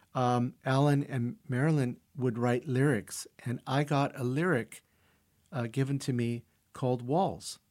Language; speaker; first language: English; early bilingual, other home language; Russian